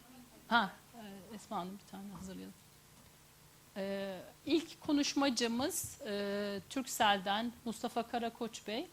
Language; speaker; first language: Turkish; native; Turkish